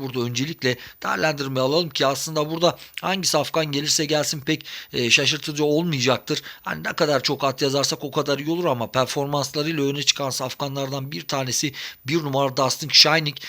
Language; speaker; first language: Turkish; native; Turkish